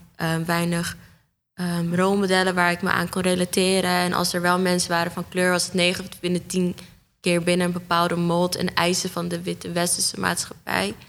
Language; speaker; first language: Dutch; native; Dutch